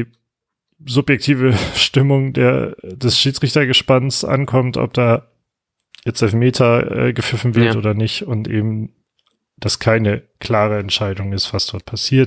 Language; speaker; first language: German; native; German